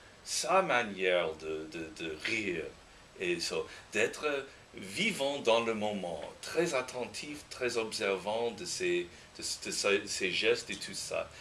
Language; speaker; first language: French; non-native, fluent; English